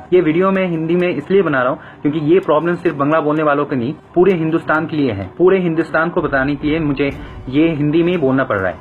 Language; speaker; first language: Hindi; non-native, fluent; Bangla